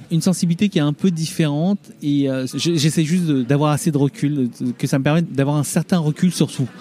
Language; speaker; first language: French; early bilingual, other home language; Vietnamese